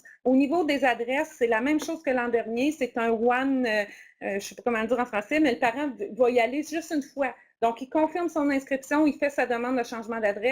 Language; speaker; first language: French; native; French